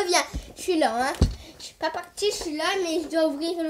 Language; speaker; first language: French; native; French